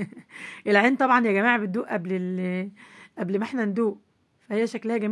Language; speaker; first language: Arabic; native; Arabic